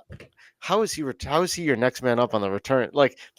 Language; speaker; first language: English; native; English